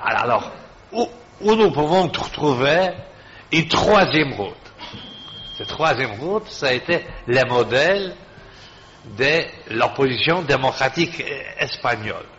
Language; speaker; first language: French; non-native, fluent; Polish